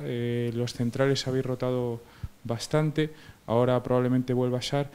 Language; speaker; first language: Spanish; native; Spanish